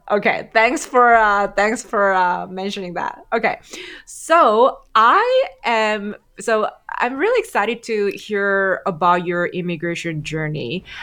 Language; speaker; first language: English; non-native, fluent; Korean